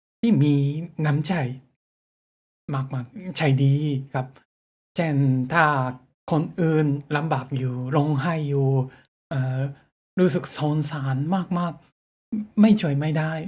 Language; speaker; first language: Thai; non-native, learner; Japanese